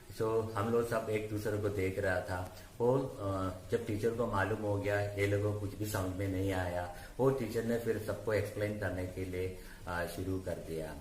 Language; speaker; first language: Hindi; non-native, local second language; Malayalam